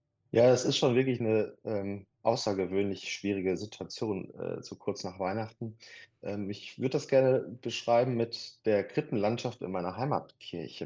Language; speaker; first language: German; native; German